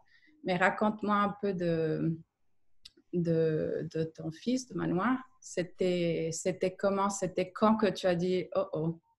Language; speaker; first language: French; non-native, fluent; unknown